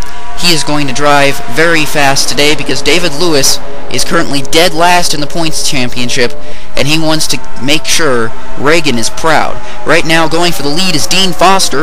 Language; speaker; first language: English; native; English